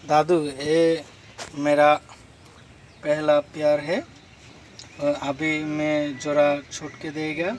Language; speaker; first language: Hindi; non-native, learner; Bangla